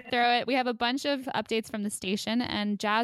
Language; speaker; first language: English; native; English